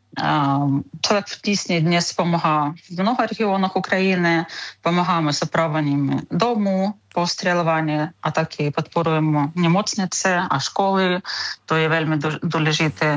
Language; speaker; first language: Czech; non-native, learner; Ukrainian